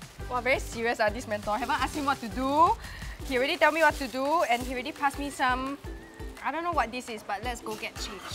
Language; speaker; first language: English; native; English